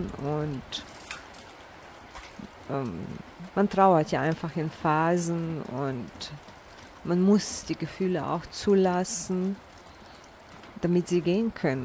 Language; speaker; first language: German; non-native, fluent; Bosnian